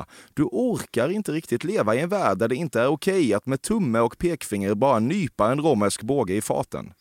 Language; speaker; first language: Swedish; native; Swedish